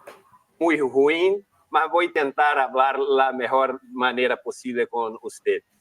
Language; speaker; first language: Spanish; non-native, learner; Portuguese